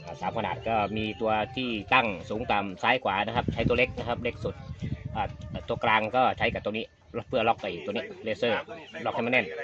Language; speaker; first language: Thai; native; Thai